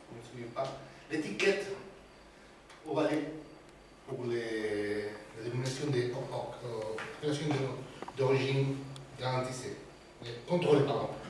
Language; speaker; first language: French; non-native, learner; Spanish